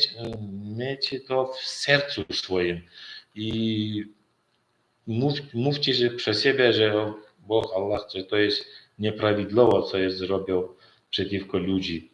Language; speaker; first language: Polish; non-native, learner; Turkmen